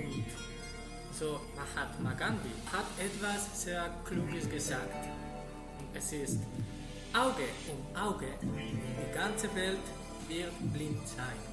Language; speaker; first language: German; non-native, learner; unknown